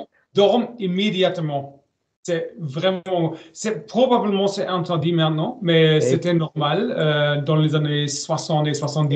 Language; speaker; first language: French; non-native, learner; German